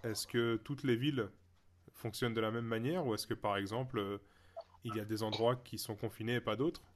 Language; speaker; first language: French; native; French